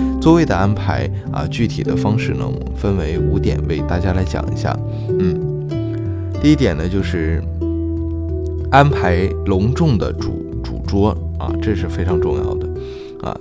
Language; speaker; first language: Chinese; native; Chinese